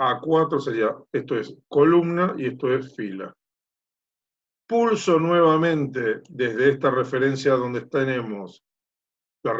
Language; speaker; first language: Spanish; native; Spanish